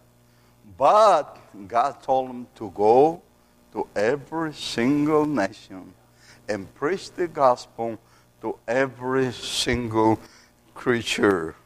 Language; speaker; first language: English; non-native, fluent; Spanish